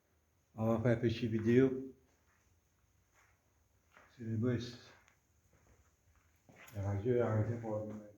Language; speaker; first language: French; non-native, local second language; Morisyen